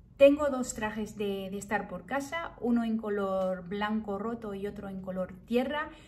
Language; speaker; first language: Spanish; early bilingual, heritage; Spanish